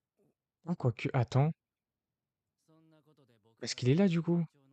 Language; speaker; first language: French; native; French